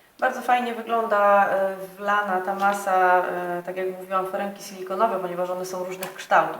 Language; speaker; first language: Polish; native; Polish